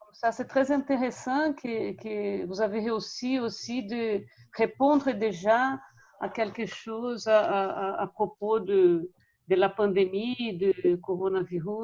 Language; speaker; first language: French; non-native, fluent; Portuguese